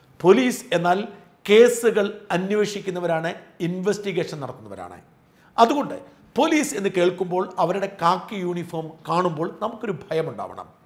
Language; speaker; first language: Malayalam; native; Malayalam